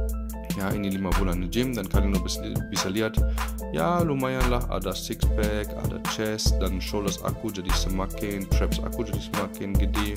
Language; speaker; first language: Indonesian; early bilingual, heritage; Indonesian